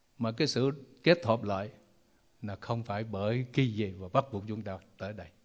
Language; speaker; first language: Vietnamese; non-native, local second language; Chinese